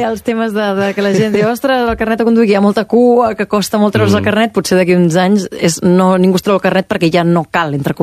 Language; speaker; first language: Catalan; native; Catalan